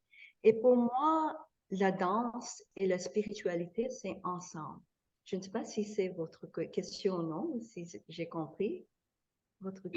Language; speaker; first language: French; non-native, fluent; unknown